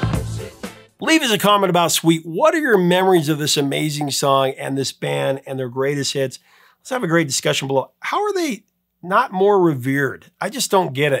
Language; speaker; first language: English; native; English